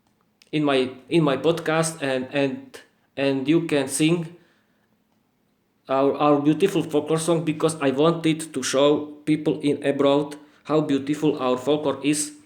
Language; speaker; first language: English; non-native, learner; Slovak